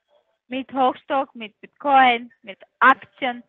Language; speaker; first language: German; non-native, learner; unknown